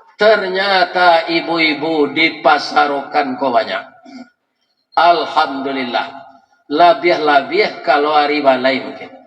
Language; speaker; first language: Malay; non-native, local second language; Minangkabau